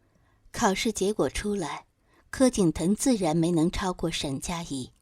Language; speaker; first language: Chinese; native; Chinese